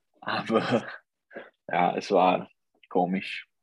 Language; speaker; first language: German; non-native, learner; Czech